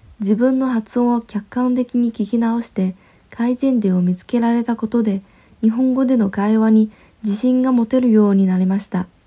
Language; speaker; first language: Japanese; non-native, fluent; Chinese